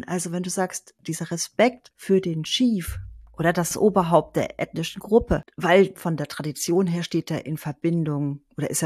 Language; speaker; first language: German; native; German